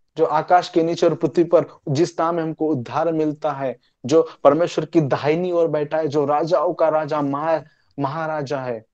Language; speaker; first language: Hindi; non-native, local second language; Marathi